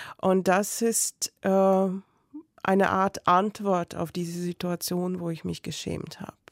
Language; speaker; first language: German; non-native, fluent; Belarusian